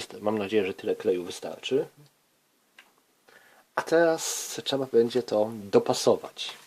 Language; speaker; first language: Polish; native; Polish